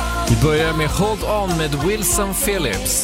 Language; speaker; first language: Swedish; native; Swedish